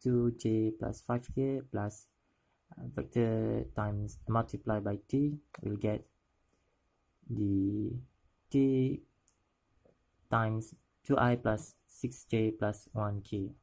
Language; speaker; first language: English; non-native, local second language; Malay